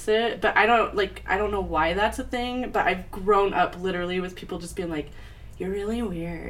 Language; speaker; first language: English; native; English